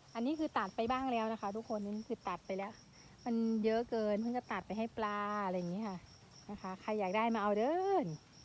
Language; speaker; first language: Thai; non-native, local second language; Northeastern Thai